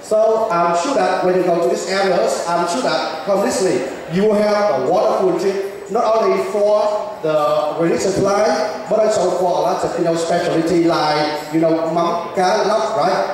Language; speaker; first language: English; non-native, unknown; Vietnamese